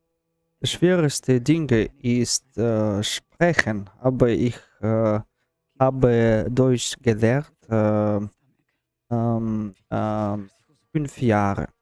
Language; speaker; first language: German; non-native, learner; Russian